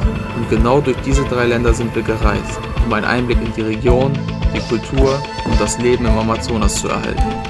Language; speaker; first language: German; native; German